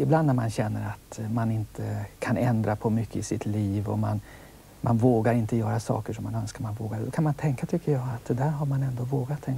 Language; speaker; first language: Swedish; native; Swedish